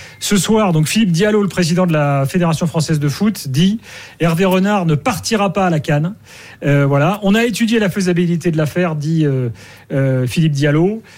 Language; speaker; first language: French; native; French